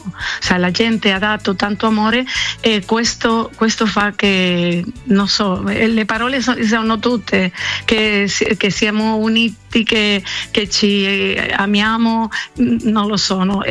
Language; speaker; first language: Italian; non-native, learner; Spanish